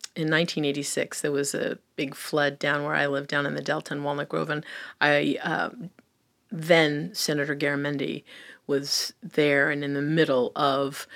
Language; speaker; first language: English; early bilingual, other home language; Filipino